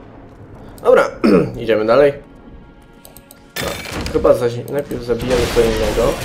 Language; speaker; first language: Polish; native; Polish